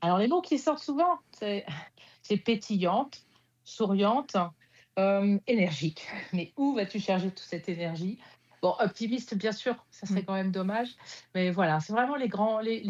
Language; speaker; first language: French; native; French